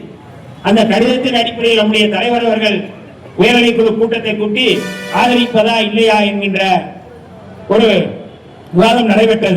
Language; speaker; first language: Tamil; native; Tamil